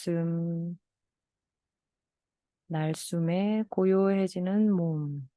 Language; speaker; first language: Korean; native; Korean